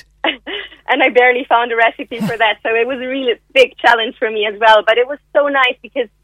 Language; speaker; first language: English; non-native, fluent; German